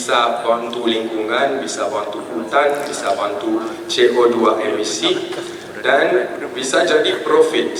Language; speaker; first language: Indonesian; non-native, fluent; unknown